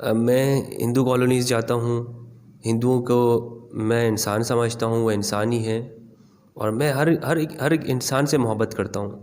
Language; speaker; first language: Urdu; non-native, local second language; Pashto